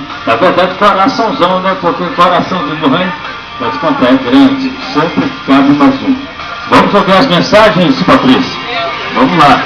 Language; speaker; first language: Portuguese; native; Portuguese